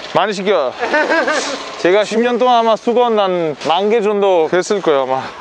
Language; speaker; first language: Korean; non-native, fluent; Italian